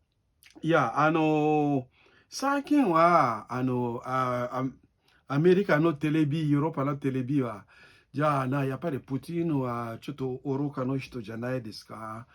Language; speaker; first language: Japanese; non-native, learner; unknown